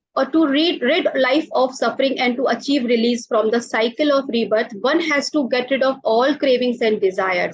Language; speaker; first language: English; non-native, local second language; Hindi